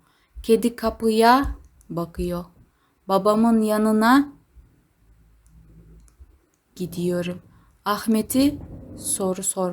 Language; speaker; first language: Turkish; non-native, fluent; Kazakh